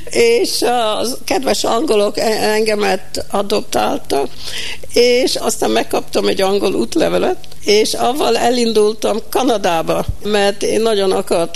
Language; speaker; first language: Hungarian; early bilingual, heritage; Hungarian